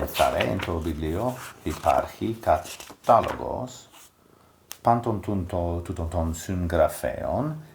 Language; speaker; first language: Greek; non-native, fluent; English